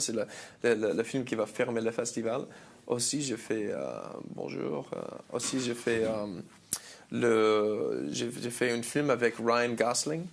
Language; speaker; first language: French; non-native, learner; English